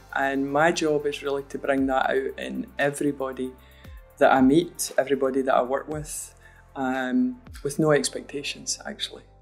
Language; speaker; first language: English; native; English